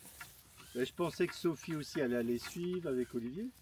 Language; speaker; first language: French; native; French